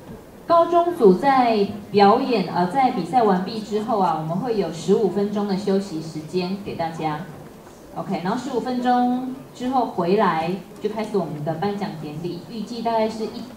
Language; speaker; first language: Chinese; native; Chinese